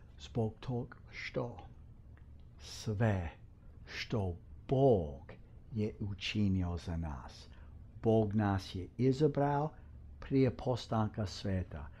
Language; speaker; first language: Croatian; early bilingual, heritage; Croatian